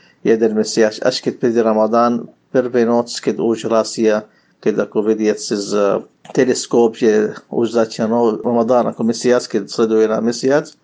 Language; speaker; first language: Slovak; non-native, learner; Arabic